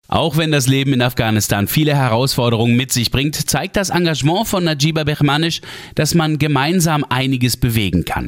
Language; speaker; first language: German; native; German